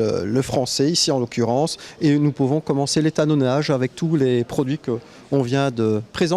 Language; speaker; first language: French; native; French